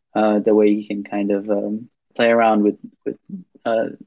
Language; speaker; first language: English; non-native, fluent; Hebrew